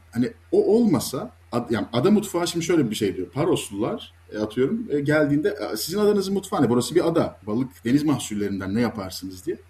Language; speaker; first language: Turkish; native; Turkish